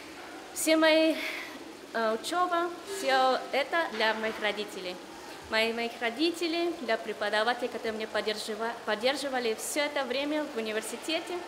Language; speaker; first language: Russian; non-native, fluent; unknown